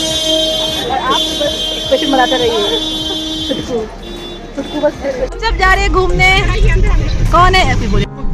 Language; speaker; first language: Hindi; native; Hindi